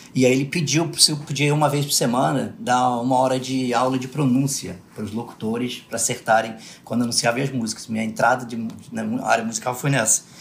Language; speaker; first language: Portuguese; early bilingual, other home language; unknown